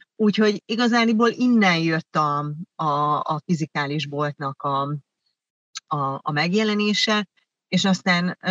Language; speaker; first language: Hungarian; early bilingual, other home language; German